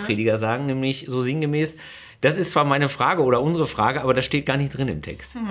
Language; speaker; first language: German; native; German